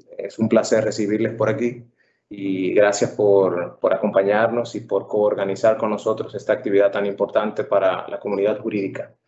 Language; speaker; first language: Spanish; native; Spanish